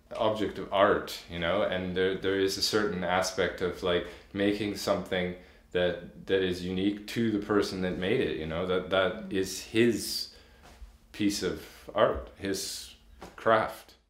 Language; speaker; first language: English; native; English